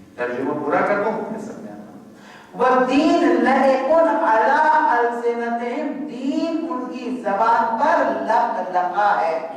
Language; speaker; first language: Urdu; non-native, local second language; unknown